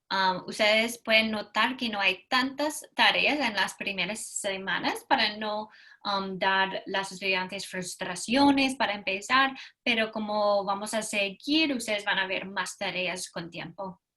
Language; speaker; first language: Spanish; non-native, fluent; English